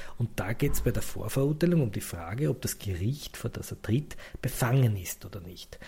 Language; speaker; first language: German; native; German